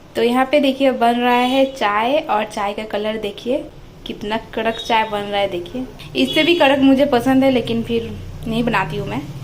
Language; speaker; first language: Hindi; non-native, local second language; Bangla